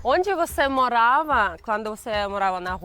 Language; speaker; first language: Portuguese; non-native, learner; Russian